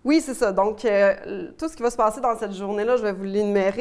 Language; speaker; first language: French; native; French